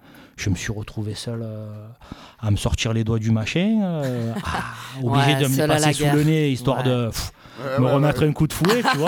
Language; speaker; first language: French; native; French